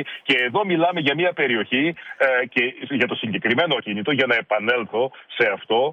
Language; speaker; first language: Greek; native; Greek